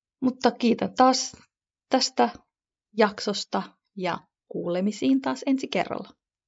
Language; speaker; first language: Finnish; early bilingual, other home language; Kurdish